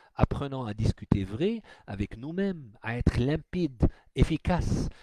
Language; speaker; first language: French; non-native, local second language; Arabic